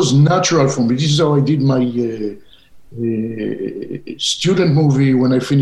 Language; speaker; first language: English; non-native, fluent; Hebrew